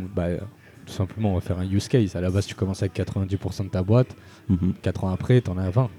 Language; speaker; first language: French; native; French